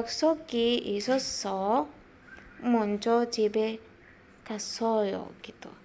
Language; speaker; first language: Korean; non-native, learner; Indonesian